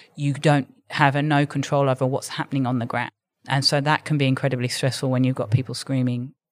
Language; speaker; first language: English; native; English